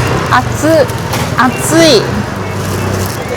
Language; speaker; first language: Japanese; non-native, fluent; Chinese